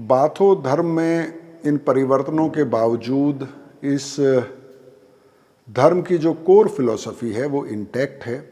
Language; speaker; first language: Hindi; native; Hindi